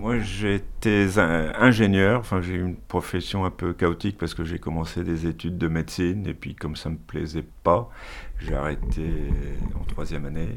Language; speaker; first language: French; native; French